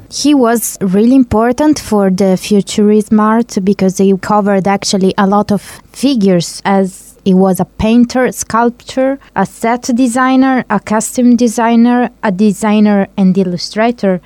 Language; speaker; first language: English; non-native, fluent; Italian